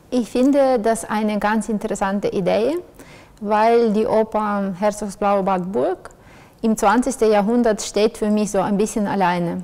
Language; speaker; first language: German; non-native, fluent; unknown